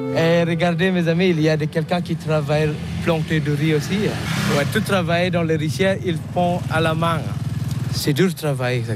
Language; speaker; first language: French; non-native, learner; Balinese